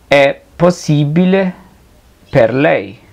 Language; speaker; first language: Italian; non-native, fluent; Spanish